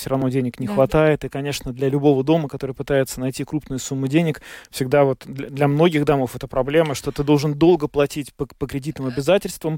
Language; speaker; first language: Russian; native; Russian